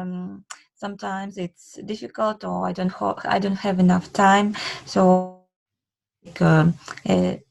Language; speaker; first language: English; non-native, learner; Russian